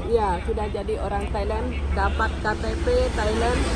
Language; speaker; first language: Indonesian; non-native, learner; Thai